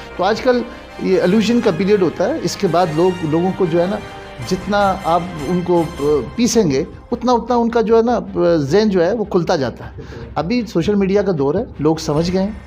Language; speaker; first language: Urdu; non-native, local second language; Pahari-Potwari